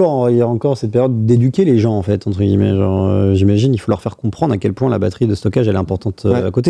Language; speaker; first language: French; native; French